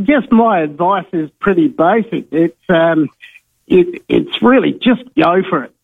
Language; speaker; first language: English; native; English